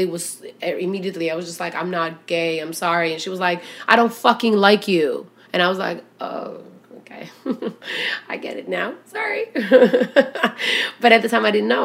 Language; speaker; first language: English; early bilingual, other home language; Albanian